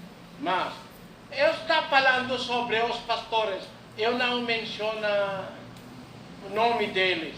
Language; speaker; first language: Portuguese; non-native, learner; Filipino